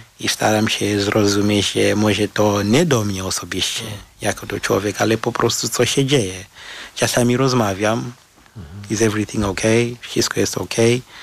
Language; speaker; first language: Polish; non-native, fluent; Shona